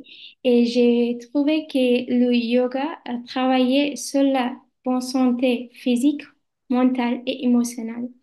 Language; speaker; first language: French; non-native, learner; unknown